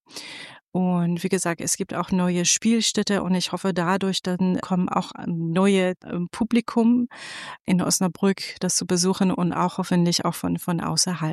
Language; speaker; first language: German; non-native, fluent; Persian